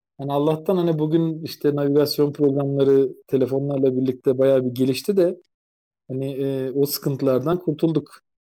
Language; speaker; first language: Turkish; native; Turkish